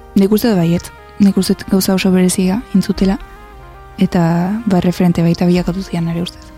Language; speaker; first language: Basque; native; Basque